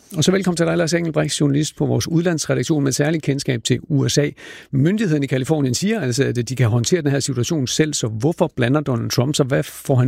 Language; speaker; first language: Danish; native; Danish